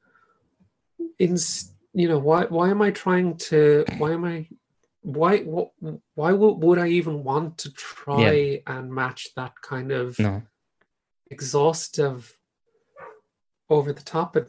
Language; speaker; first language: English; native; English